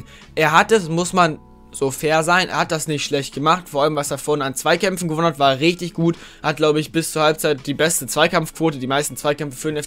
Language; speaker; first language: German; native; German